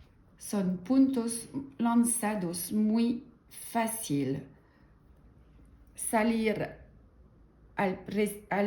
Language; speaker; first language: Spanish; non-native, learner; French